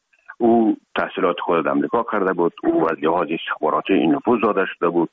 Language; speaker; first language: Persian; native; Persian